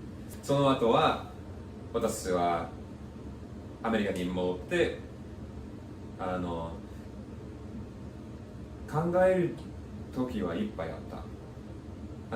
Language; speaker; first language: Japanese; non-native, fluent; English